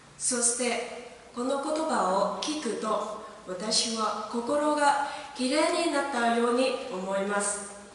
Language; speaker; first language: Japanese; non-native, learner; Vietnamese